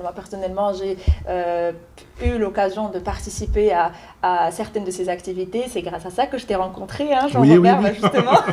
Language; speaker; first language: French; native; French